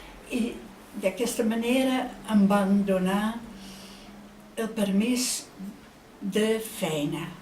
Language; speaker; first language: Catalan; non-native, fluent; Dutch